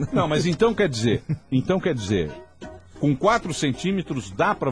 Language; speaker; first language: Portuguese; native; Portuguese